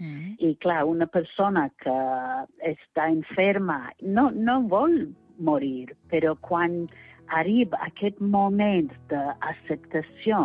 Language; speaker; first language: Catalan; non-native, fluent; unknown